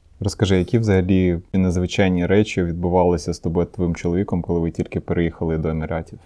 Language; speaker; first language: Ukrainian; non-native, local second language; Russian